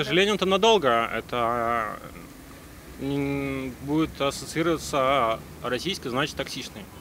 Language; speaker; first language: Russian; native; Russian